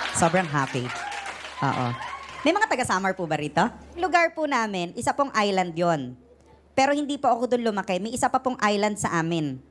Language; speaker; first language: Filipino; non-native, local second language; Waray